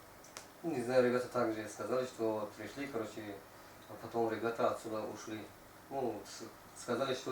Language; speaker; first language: Russian; non-native, learner; Tajik